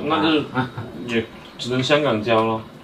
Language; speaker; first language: Chinese; native; Chinese